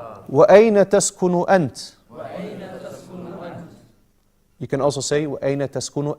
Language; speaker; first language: Arabic; non-native, fluent; English